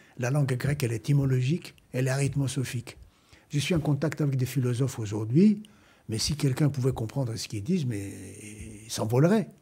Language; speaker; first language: French; non-native, fluent; Greek